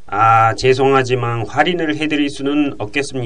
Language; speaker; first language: Korean; non-native, fluent; Japanese